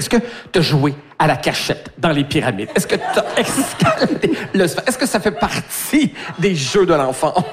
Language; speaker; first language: French; native; French